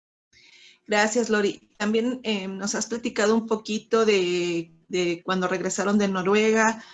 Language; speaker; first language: Spanish; native; Spanish